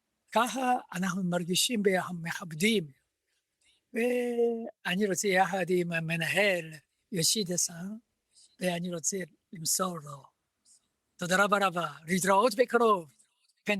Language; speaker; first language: Hebrew; non-native, learner; Japanese